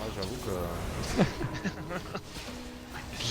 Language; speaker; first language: French; native; French